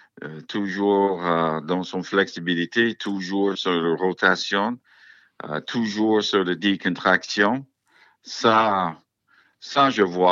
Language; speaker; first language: French; non-native, fluent; English